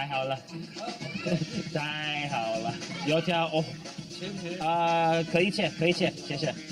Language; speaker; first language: Chinese; non-native, learner; English